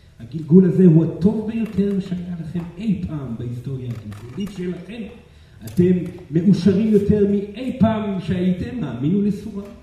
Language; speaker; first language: Hebrew; non-native, fluent; Portuguese